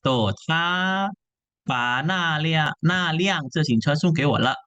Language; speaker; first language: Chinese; non-native, fluent; Indonesian